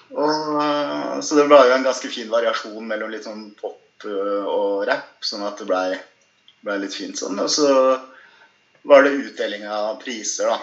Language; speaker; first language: Norwegian; native; Norwegian